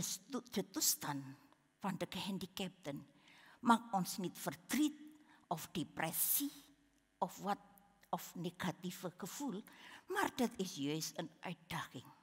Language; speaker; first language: Dutch; non-native, learner; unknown